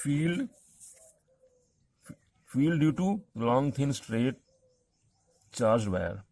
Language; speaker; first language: Hindi; native; Hindi